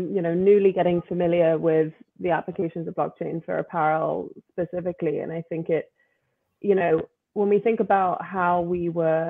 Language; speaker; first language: English; native; English